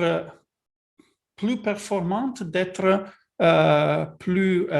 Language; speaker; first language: French; non-native, learner; Italian